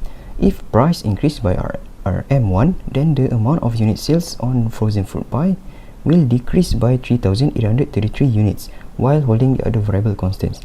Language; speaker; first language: English; non-native, local second language; Malay